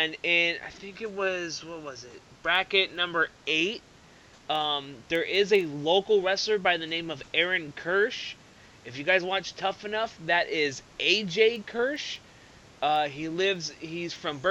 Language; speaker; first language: English; native; English